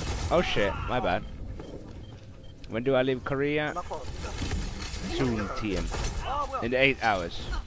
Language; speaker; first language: English; non-native, fluent; Finnish